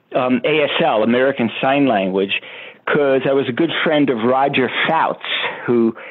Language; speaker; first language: English; native; English